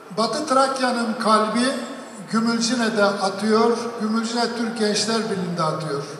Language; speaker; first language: Turkish; native; Turkish